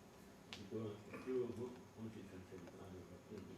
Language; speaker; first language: Japanese; non-native, learner; Urdu